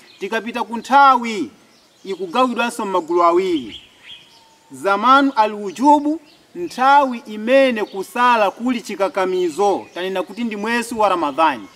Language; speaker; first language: Nyanja; non-native, local second language; Yao